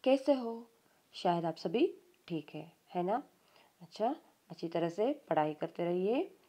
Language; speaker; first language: Hindi; non-native, local second language; Kannada